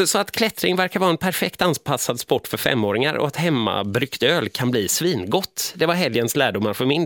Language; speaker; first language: Swedish; native; Swedish